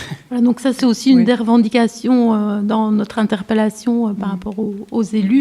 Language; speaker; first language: French; native; French